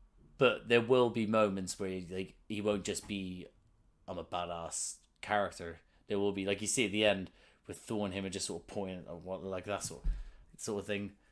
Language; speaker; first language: English; native; English